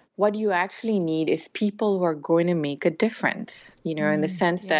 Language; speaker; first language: English; native; English